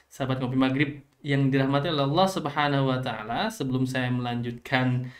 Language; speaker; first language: Indonesian; native; Indonesian